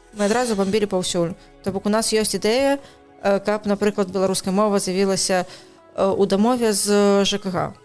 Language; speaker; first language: Belarusian; non-native, local second language; Russian